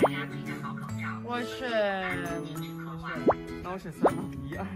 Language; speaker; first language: Chinese; native; Chinese